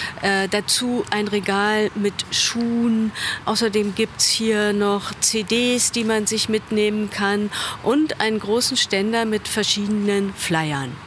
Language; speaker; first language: German; native; German